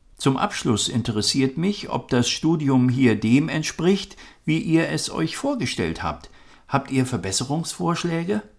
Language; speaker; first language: German; native; German